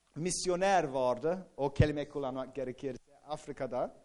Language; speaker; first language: Turkish; non-native, fluent; English